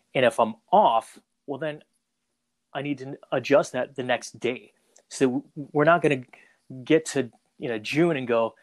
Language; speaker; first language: English; native; English